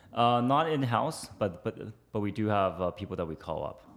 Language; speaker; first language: English; early bilingual, other home language; Chinese